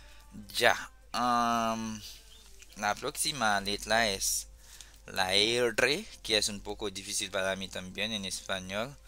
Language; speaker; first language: Spanish; non-native, fluent; Haitian Creole